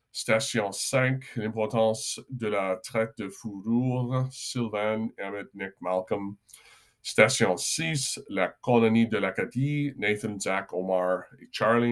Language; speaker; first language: French; non-native, local second language; English